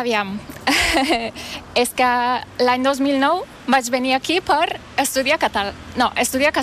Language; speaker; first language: Catalan; non-native, fluent; Turkish